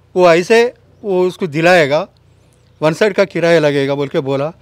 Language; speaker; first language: Hindi; non-native, local second language; Telugu